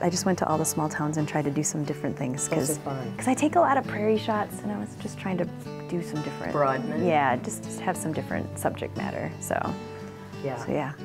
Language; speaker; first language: English; native; English